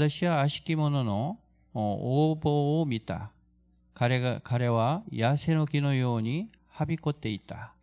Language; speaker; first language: Japanese; non-native, fluent; Korean